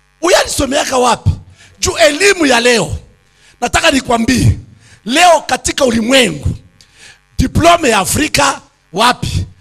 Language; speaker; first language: Swahili; native; Swahili